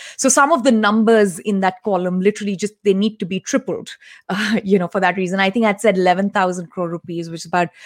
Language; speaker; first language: English; non-native, local second language; Tamil